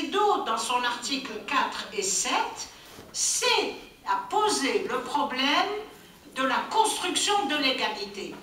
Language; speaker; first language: French; non-native, local second language; Kabyle